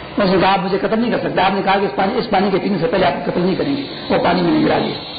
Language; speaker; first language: Urdu; non-native, local second language; Pashto